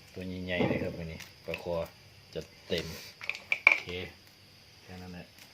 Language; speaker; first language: Thai; non-native, local second language; Northeastern Thai